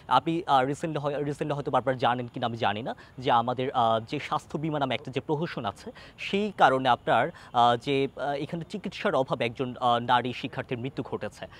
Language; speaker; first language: Bangla; non-native, local second language; Chakma